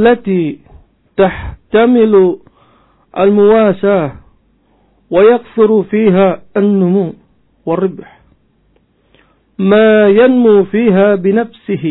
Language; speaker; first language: Arabic; non-native, fluent; Indonesian